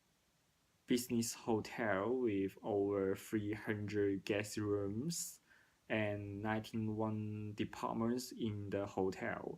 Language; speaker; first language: English; non-native, learner; Cantonese